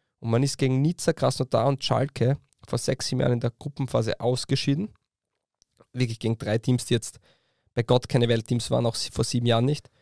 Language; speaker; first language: German; native; German